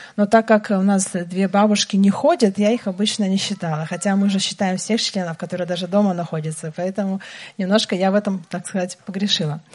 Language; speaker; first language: Russian; native; Russian